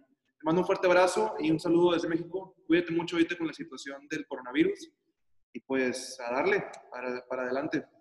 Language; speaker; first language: Spanish; native; Spanish